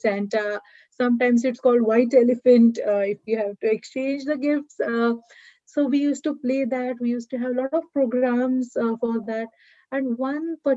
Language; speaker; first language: English; non-native, local second language; Marathi